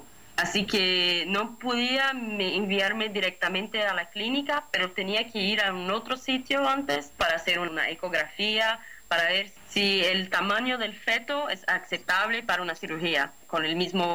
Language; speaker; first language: Spanish; non-native, fluent; Portuguese